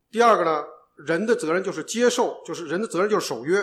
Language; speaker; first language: Chinese; native; Chinese